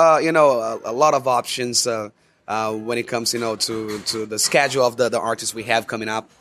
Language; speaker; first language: English; non-native, fluent; Portuguese